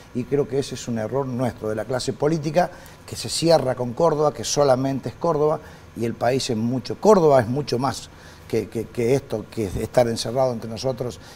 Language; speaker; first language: Spanish; native; Spanish